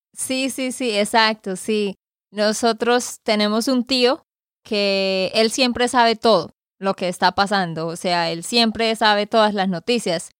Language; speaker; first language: Spanish; native; Spanish